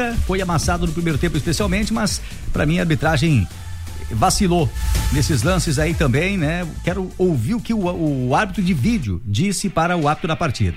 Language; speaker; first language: Portuguese; native; Portuguese